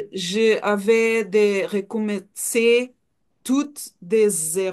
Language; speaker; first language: French; non-native, learner; Portuguese